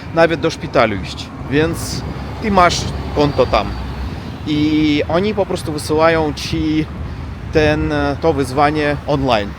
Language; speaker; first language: Polish; non-native, learner; Russian